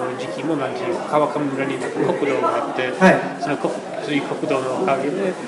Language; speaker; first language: Japanese; non-native, fluent; English